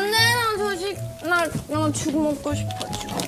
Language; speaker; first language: Korean; non-native, fluent; Thai